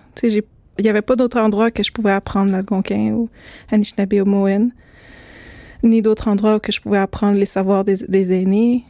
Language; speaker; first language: French; native; French